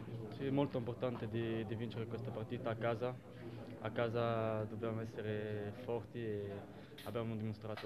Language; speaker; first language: Italian; non-native, learner; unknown